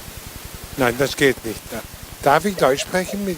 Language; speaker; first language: German; non-native, fluent; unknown